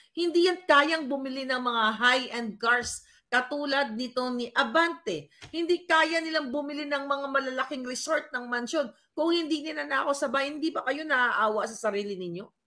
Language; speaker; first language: Filipino; non-native, local second language; Cebuano